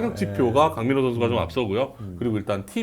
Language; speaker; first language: Korean; native; Korean